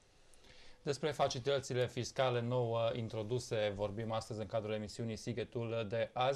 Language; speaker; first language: Romanian; native; Romanian